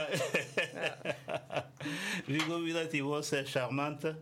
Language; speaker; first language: Danish; non-native, learner; French